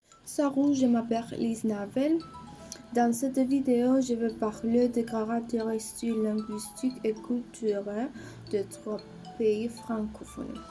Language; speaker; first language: French; non-native, learner; Spanish